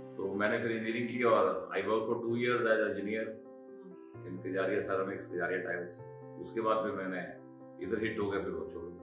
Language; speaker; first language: Hindi; non-native, local second language; Punjabi